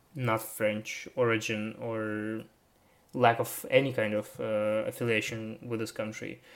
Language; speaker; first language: English; non-native, fluent; Russian